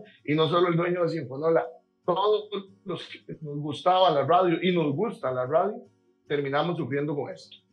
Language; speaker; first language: Spanish; native; Spanish